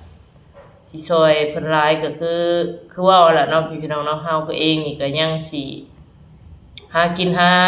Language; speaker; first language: Thai; non-native, local second language; Lao